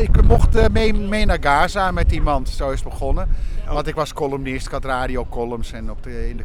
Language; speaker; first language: Dutch; native; Dutch